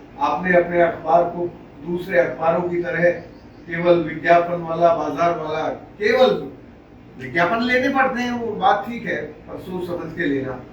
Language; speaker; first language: Hindi; native; Hindi